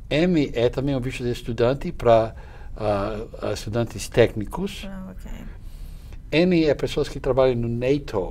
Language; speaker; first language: Portuguese; non-native, fluent; English